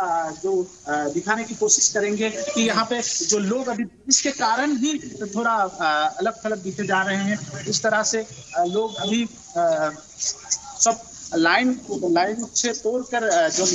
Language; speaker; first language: Hindi; non-native, local second language; Assamese